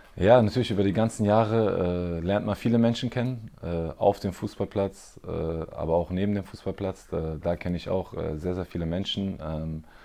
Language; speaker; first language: German; native; German